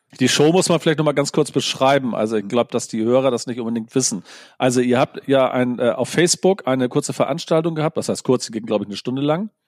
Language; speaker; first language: German; native; German